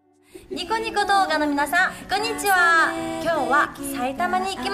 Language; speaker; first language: Japanese; non-native, learner; Korean